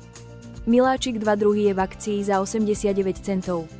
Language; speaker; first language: Slovak; native; Slovak